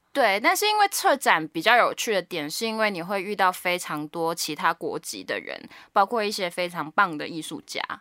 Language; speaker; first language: Chinese; native; Chinese